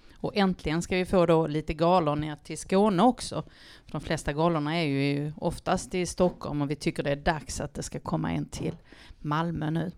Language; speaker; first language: Swedish; native; Swedish